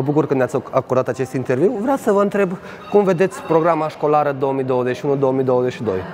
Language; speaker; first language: Romanian; native; Romanian